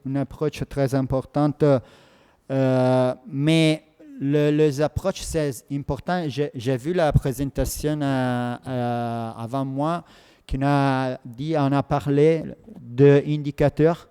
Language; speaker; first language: French; non-native, fluent; Italian